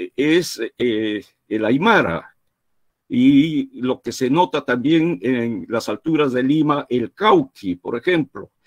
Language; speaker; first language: Spanish; native; Spanish